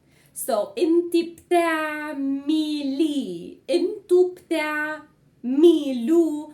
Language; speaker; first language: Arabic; native; Arabic